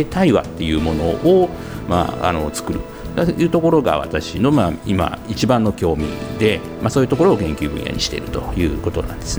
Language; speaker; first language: Japanese; native; Japanese